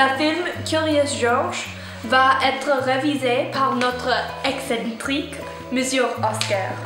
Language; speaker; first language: French; non-native, learner; English